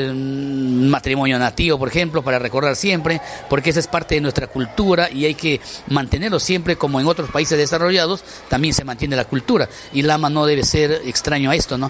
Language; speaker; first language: Spanish; native; Spanish